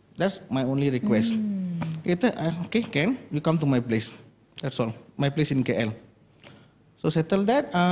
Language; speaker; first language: English; non-native, local second language; Malay